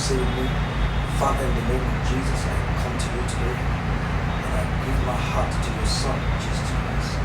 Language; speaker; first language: English; non-native, local second language; Yoruba